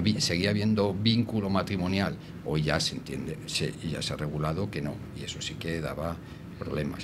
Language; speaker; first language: Spanish; native; Spanish